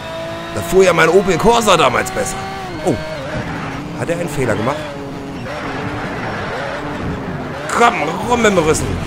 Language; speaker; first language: German; native; German